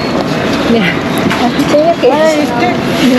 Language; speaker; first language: Spanish; non-native, learner; Filipino